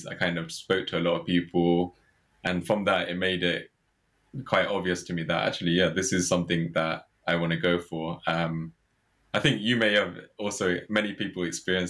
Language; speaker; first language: English; native; English